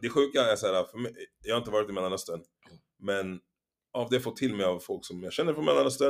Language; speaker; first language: Swedish; native; Swedish